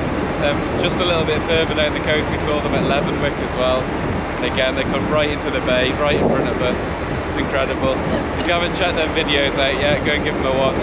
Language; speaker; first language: English; native; English